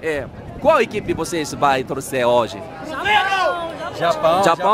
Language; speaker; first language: Portuguese; non-native, learner; Japanese